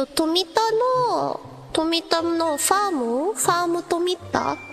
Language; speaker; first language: Japanese; non-native, learner; English